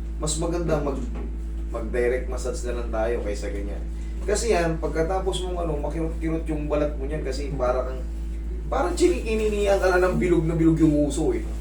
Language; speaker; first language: Filipino; native; Filipino